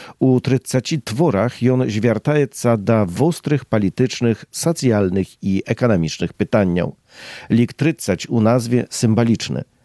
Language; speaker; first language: Belarusian; native; Belarusian